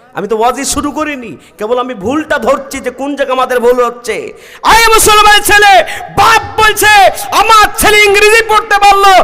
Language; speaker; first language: Bangla; native; Bangla